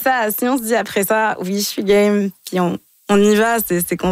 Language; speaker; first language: French; native; French